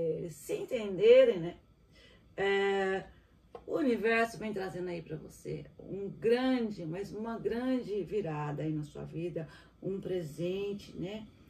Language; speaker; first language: Portuguese; native; Portuguese